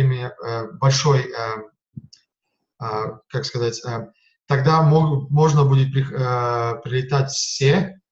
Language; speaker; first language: Russian; non-native, fluent; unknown